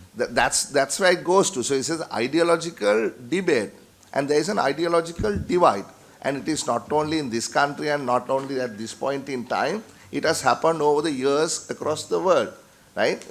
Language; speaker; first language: English; non-native, local second language; Sinhala